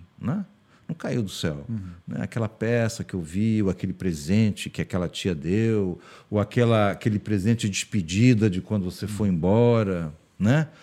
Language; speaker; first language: Portuguese; early bilingual, heritage; Portuguese